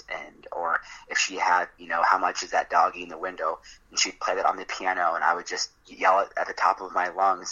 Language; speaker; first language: English; native; English